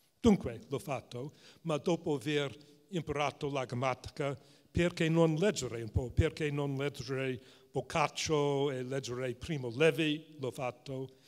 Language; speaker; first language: Italian; non-native, fluent; English